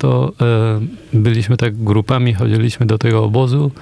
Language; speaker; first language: Polish; non-native, fluent; Persian